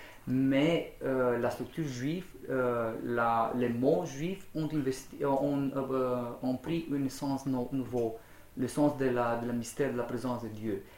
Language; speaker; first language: French; non-native, fluent; Romanian